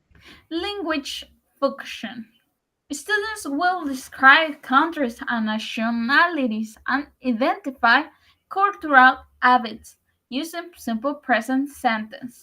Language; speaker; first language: English; non-native, learner; Spanish